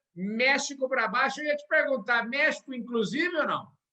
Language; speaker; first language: Portuguese; native; Portuguese